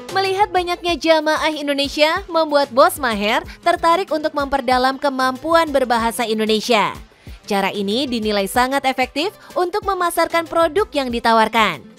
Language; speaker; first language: Indonesian; native; Indonesian